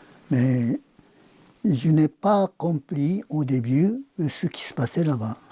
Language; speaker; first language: French; non-native, fluent; Japanese